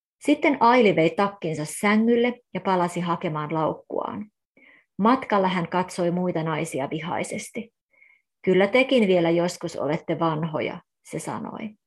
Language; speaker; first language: Finnish; native; Finnish